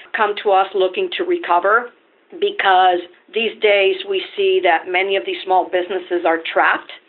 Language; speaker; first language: English; non-native, fluent; Spanish